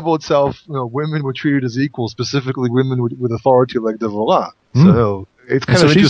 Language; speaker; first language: English; non-native, fluent; Hebrew